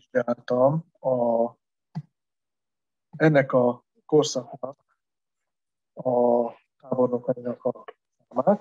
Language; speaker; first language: Hungarian; native; Hungarian